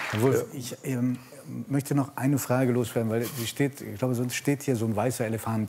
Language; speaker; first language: German; native; German